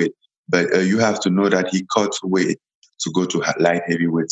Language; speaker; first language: English; non-native, local second language; French